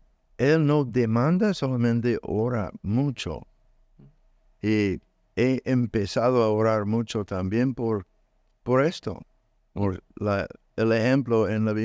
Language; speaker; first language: Spanish; non-native, learner; English